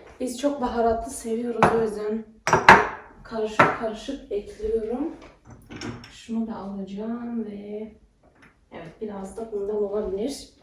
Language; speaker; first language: Turkish; early bilingual, heritage; Turkish